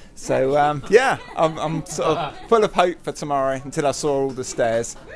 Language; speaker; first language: English; non-native, fluent; Dutch